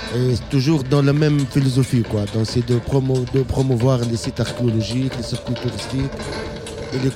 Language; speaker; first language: French; non-native, local second language; Arabic